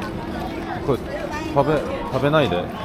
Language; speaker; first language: Japanese; non-native, learner; Korean